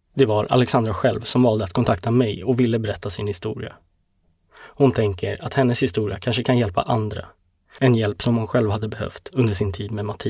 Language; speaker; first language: Swedish; native; Swedish